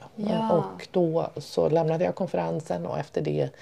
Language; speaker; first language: Swedish; early bilingual, other home language; Persian